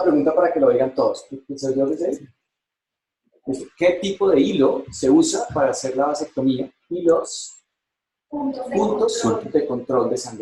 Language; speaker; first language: Spanish; native; Spanish